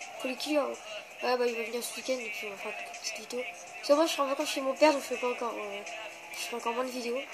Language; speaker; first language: French; native; French